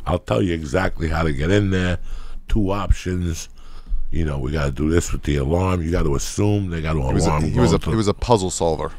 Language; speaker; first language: English; native; English